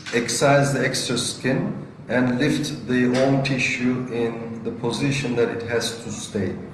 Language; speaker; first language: English; non-native, fluent; Turkish